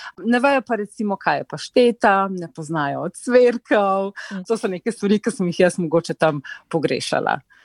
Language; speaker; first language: Slovenian; native; Slovenian